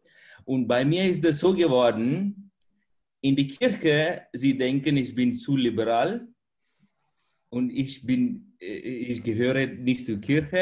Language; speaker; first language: German; non-native, fluent; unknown